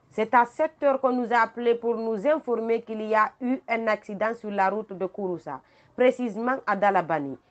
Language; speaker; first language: French; non-native, local second language; Fula